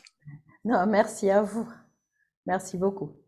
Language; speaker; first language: French; non-native, fluent; Spanish